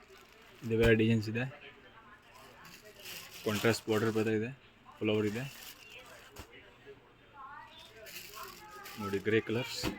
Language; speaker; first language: Kannada; non-native, local second language; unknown